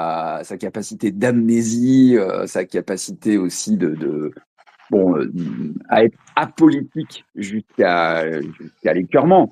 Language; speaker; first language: French; native; French